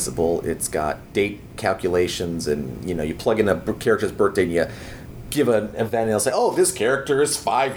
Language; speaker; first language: English; native; English